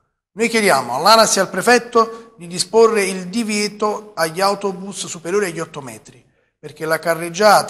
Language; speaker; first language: Italian; native; Italian